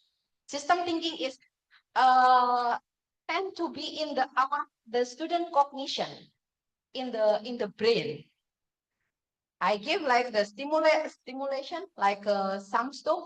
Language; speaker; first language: English; non-native, fluent; Indonesian